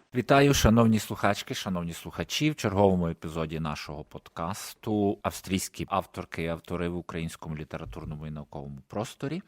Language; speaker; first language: Ukrainian; native; Ukrainian